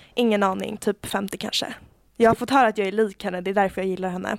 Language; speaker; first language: Swedish; native; Swedish